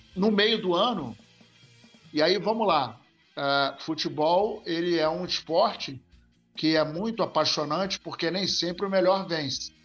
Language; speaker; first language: Portuguese; native; Portuguese